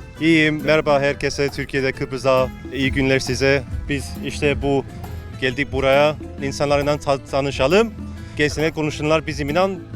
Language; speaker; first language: Turkish; early bilingual, heritage; Turkish